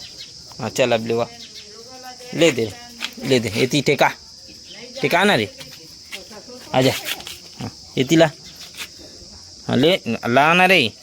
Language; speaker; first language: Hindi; non-native, local second language; Chhattisgarhi